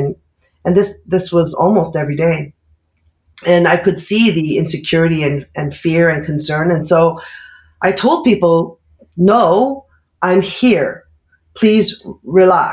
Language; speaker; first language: English; native; English